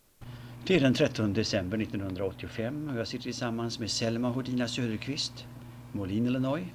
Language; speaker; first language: Swedish; native; Swedish